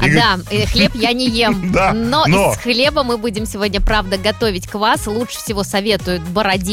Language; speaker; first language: Russian; native; Russian